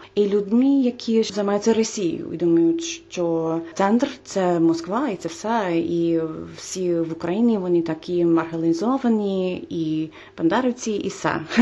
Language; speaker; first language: Ukrainian; non-native, fluent; English